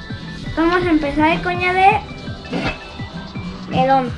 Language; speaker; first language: Spanish; native; Spanish